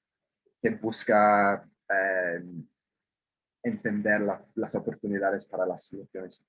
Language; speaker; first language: Spanish; non-native, fluent; English